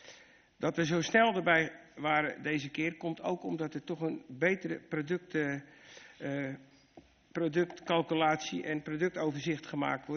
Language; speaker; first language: Dutch; native; Dutch